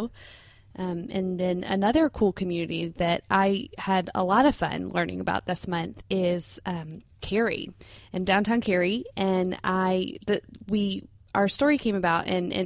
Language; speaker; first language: English; native; English